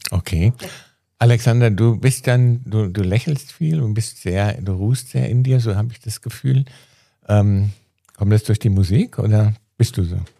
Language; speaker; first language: German; native; German